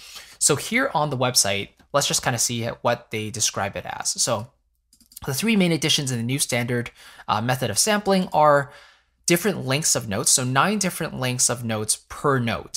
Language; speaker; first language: English; native; English